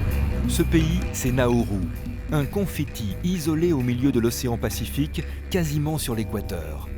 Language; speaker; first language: French; native; French